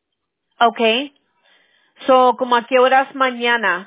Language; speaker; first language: Spanish; non-native, local second language; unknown